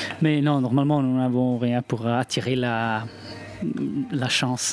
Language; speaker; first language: French; non-native, local second language; Italian